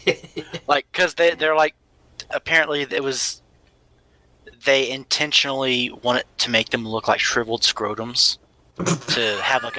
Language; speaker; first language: English; native; English